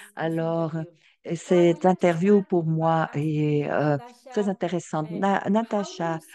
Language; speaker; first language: French; non-native, fluent; Portuguese